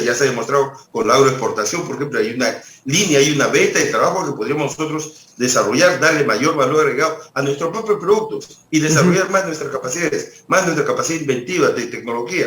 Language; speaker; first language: Spanish; native; Spanish